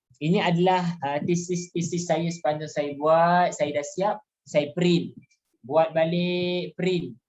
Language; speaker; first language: Malay; native; Malay